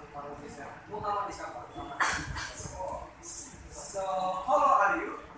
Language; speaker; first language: English; non-native, learner; Indonesian